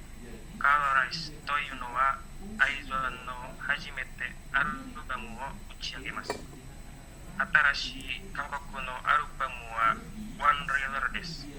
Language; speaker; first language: Japanese; non-native, learner; Indonesian